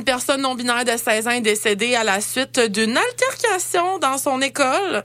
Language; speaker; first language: French; native; French